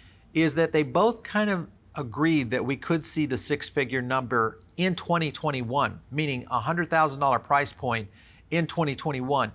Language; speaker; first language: English; native; English